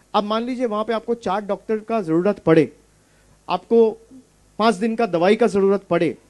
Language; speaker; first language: Hindi; non-native, local second language; Bangla